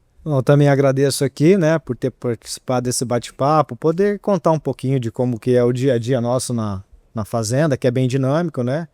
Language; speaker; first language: Portuguese; native; Portuguese